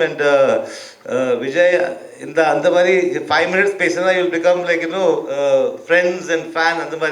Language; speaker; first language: Tamil; early bilingual, heritage; Tamil